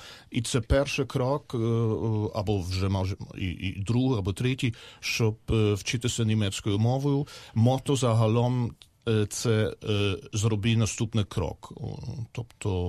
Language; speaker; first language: Ukrainian; non-native, learner; German